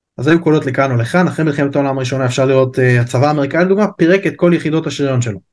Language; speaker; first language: Hebrew; native; Hebrew